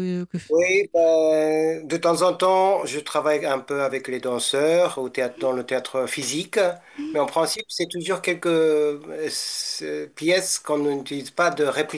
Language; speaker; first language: French; non-native, fluent; Japanese